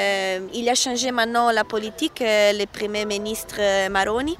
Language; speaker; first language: French; non-native, learner; Italian